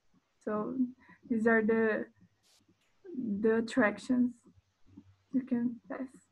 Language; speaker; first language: English; non-native, fluent; Portuguese